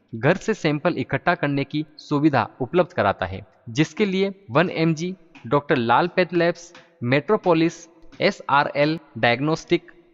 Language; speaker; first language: Hindi; native; Hindi